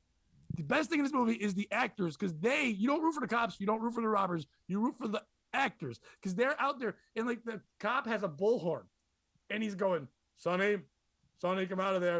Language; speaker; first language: English; native; English